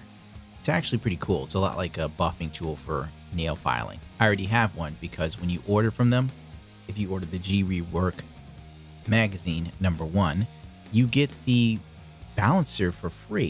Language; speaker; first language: English; native; English